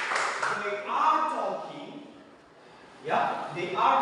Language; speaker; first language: English; non-native, learner; Indonesian